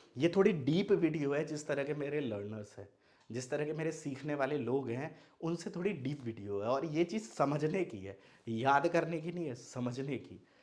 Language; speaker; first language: Hindi; non-native, local second language; Maithili